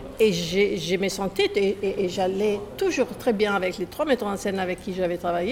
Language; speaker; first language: French; non-native, fluent; Italian